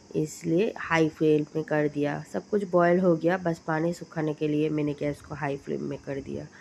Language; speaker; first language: Hindi; non-native, local second language; Bangla